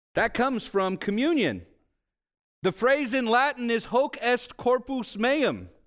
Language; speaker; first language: English; native; English